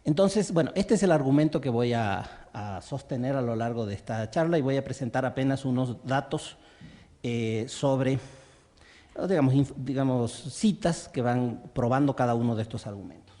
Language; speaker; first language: Spanish; native; Spanish